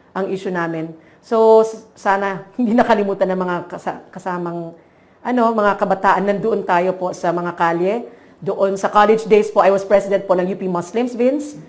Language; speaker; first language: Filipino; non-native, local second language; Maranao